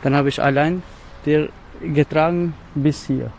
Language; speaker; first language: German; non-native, learner; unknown